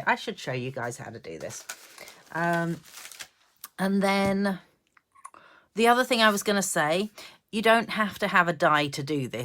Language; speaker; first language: English; native; English